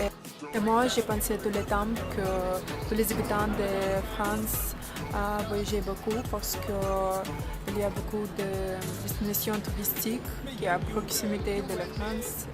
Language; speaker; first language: French; non-native, learner; Russian